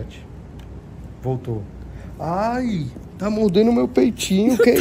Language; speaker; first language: Portuguese; native; Portuguese